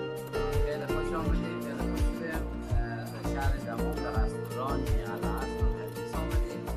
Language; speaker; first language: Persian; native; Persian